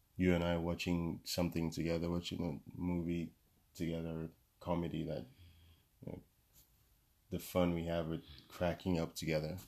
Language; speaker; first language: English; non-native, local second language; Yoruba